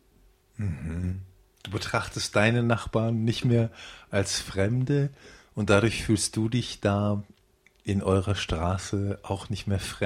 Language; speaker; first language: German; native; German